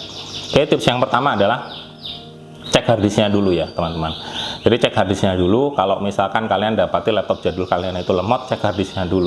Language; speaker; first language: Indonesian; native; Indonesian